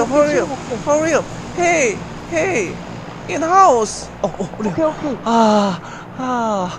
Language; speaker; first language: English; non-native, learner; Korean